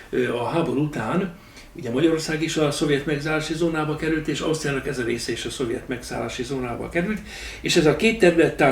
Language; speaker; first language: Hungarian; native; Hungarian